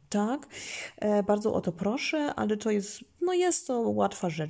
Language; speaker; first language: Polish; early bilingual, heritage; Polish